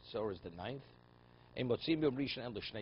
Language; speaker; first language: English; native; English